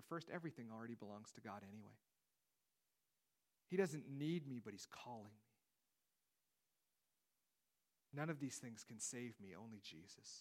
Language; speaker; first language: English; native; English